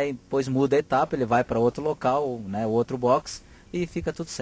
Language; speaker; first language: Portuguese; native; Portuguese